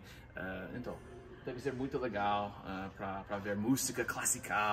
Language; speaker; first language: Portuguese; non-native, learner; English